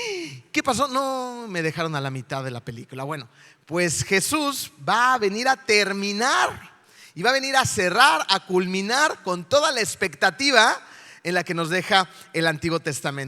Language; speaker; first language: Spanish; native; Spanish